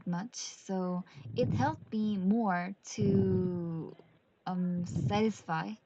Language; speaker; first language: English; non-native, learner; Korean